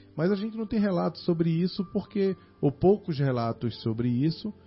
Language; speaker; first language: Portuguese; native; Portuguese